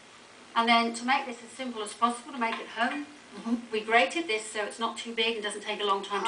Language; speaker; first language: English; native; English